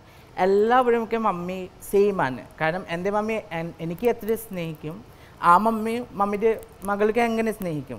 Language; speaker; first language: Malayalam; non-native, local second language; Assamese